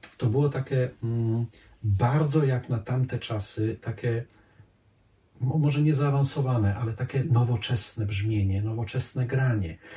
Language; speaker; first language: Polish; non-native, fluent; Croatian